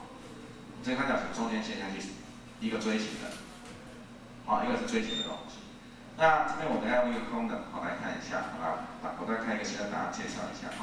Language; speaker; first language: Chinese; native; Chinese